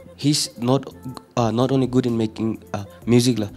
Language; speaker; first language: English; non-native, fluent; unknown